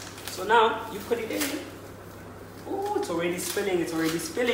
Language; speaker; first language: English; non-native, local second language; Xhosa